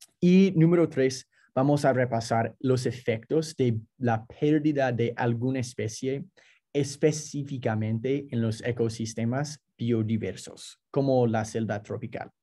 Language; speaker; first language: Spanish; non-native, fluent; English